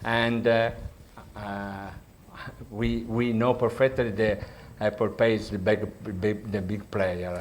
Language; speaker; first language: English; non-native, learner; Italian